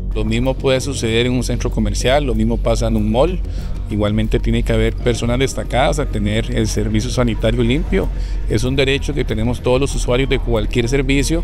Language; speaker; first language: Spanish; native; Spanish